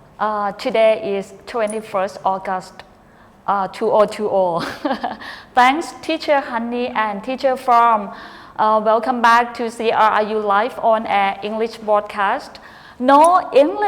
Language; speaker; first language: English; non-native, fluent; Thai